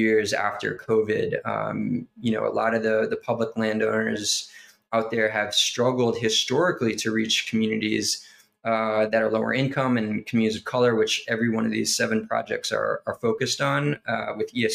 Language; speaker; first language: English; native; English